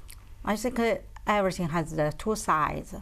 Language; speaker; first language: English; non-native, learner; Chinese